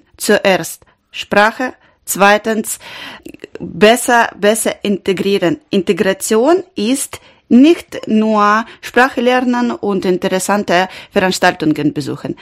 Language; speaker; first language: German; non-native, learner; Ukrainian